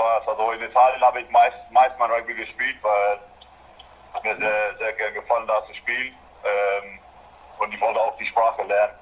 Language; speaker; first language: German; non-native, fluent; Afrikaans